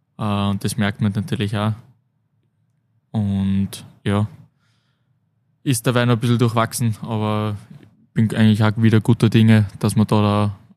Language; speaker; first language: German; native; German